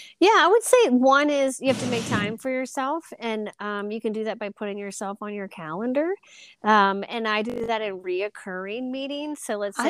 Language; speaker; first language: English; native; English